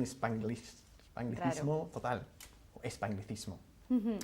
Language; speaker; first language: Spanish; non-native, fluent; English